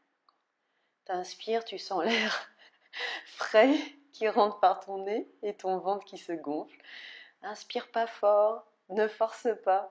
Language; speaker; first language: French; native; French